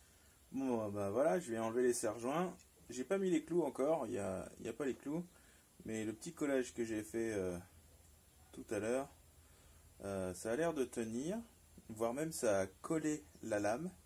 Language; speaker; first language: French; native; French